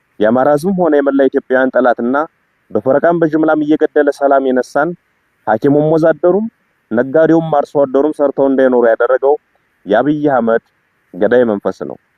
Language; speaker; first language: Amharic; native; Amharic